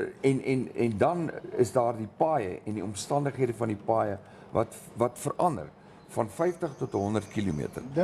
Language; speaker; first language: Afrikaans; native; Afrikaans